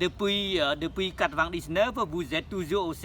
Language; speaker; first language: French; non-native, fluent; Khmer